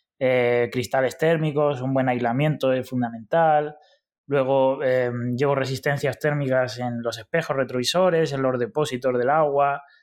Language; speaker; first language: Spanish; native; Spanish